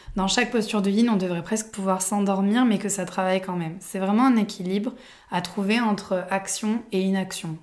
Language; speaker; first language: French; native; French